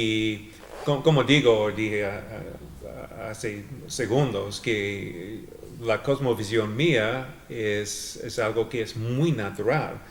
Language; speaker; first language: Spanish; non-native, fluent; English